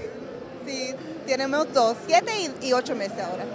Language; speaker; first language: Spanish; early bilingual, heritage; Spanish